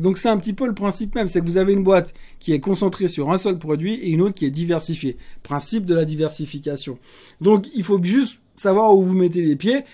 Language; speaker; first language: French; native; French